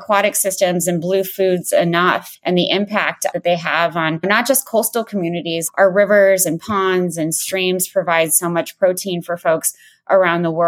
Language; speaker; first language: English; native; English